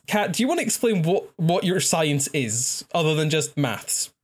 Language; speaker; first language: English; native; English